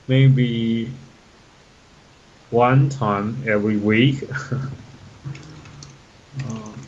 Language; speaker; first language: English; non-native, learner; Chinese